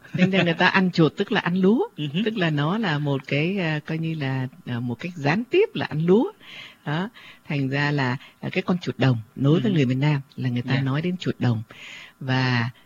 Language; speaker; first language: Vietnamese; native; Vietnamese